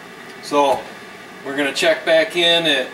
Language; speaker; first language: English; native; English